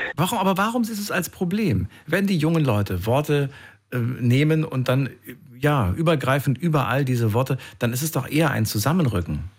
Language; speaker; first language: German; native; German